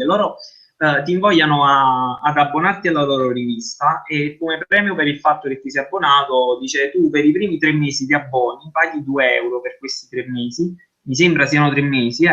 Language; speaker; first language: Italian; native; Italian